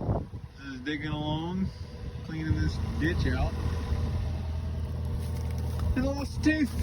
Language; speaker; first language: English; native; English